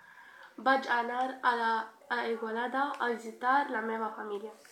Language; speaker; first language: Catalan; non-native, learner; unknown